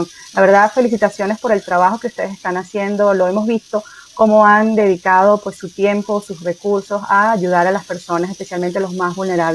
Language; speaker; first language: Spanish; native; Spanish